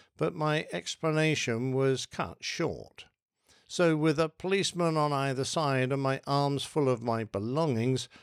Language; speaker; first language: English; native; English